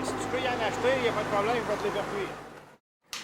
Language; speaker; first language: French; native; French